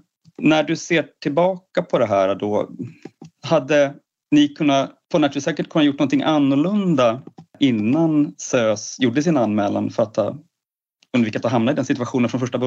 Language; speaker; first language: Swedish; native; Swedish